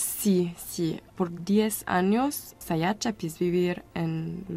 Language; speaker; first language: Spanish; non-native, learner; French